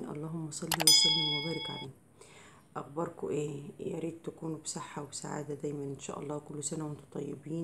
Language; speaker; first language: Arabic; native; Arabic